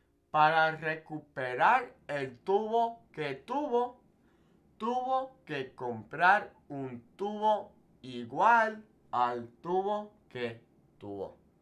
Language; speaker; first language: Spanish; non-native, fluent; English